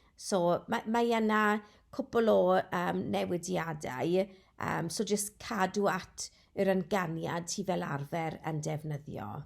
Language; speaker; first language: Welsh; non-native, local second language; English